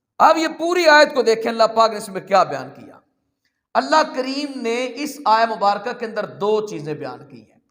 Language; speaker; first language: Urdu; non-native, local second language; Punjabi